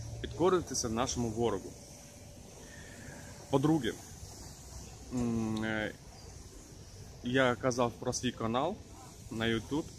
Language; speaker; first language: Ukrainian; non-native, local second language; Russian